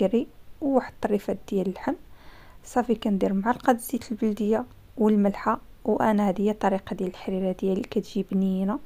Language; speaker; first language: Arabic; native; Arabic